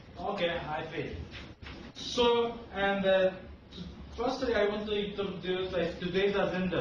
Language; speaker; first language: English; non-native, fluent; Japanese